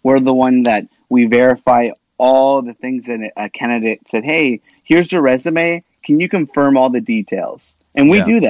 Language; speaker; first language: English; early bilingual, other home language; Spanish